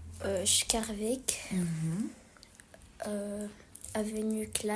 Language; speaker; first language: French; early bilingual, other home language; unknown